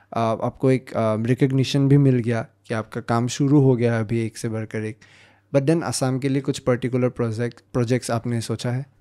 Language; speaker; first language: Hindi; non-native, local second language; Assamese